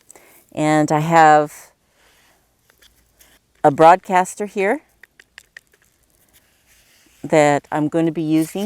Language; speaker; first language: English; native; English